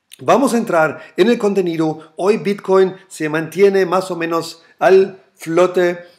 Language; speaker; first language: Spanish; non-native, fluent; German